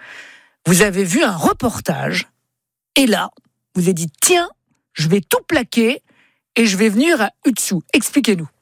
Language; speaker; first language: French; native; French